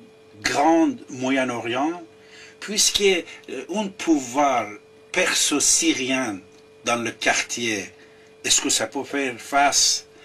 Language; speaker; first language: French; non-native, fluent; Persian